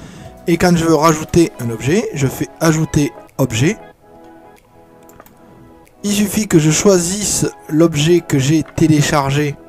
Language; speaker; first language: French; native; French